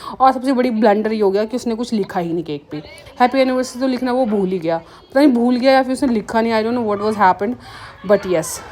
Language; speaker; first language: Hindi; native; Hindi